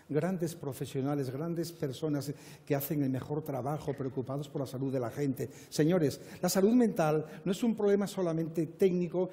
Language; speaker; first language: Spanish; native; Spanish